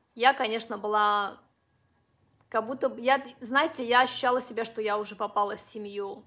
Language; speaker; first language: Russian; non-native, local second language; Uzbek